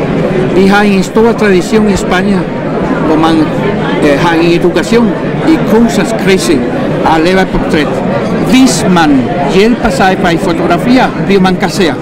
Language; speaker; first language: Danish; non-native, fluent; Spanish